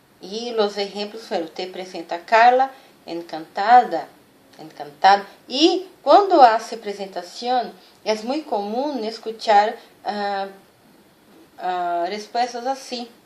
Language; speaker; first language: Spanish; non-native, fluent; Portuguese